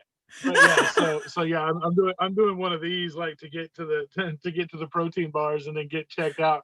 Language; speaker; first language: English; native; English